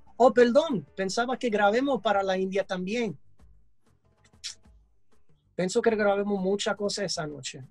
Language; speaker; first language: Spanish; early bilingual, heritage; English